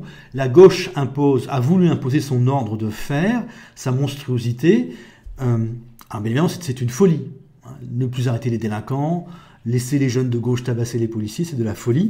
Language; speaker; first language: French; native; French